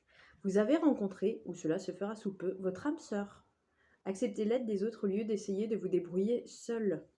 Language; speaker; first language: French; native; French